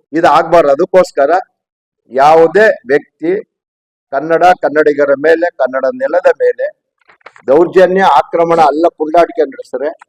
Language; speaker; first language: Kannada; native; Kannada